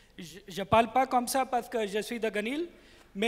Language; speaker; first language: French; non-native, learner; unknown